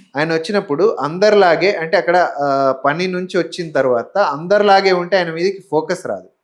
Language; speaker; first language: Telugu; native; Telugu